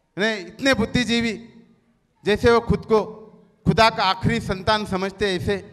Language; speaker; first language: Hindi; non-native, local second language; Marathi